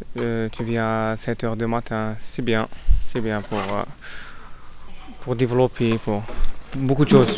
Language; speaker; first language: French; non-native, learner; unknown